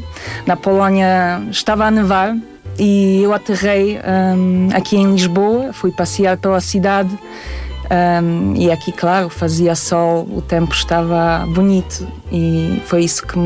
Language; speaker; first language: Portuguese; non-native, fluent; Polish